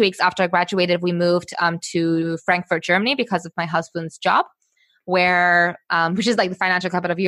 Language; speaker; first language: English; native; English